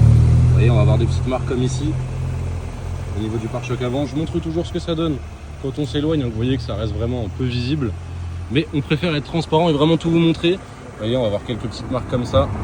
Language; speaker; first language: French; native; French